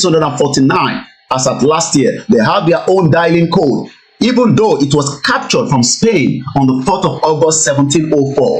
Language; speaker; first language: English; non-native, local second language; Yoruba